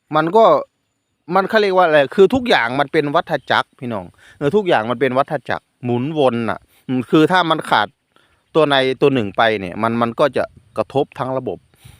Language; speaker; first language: Thai; non-native, local second language; Northeastern Thai